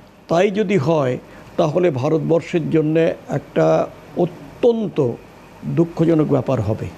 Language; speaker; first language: Bangla; native; Bangla